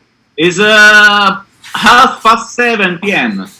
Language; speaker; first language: English; non-native, learner; Italian